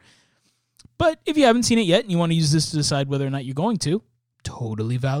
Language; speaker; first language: English; native; English